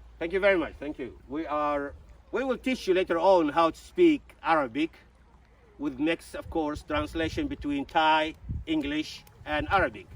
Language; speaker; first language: English; non-native, fluent; Arabic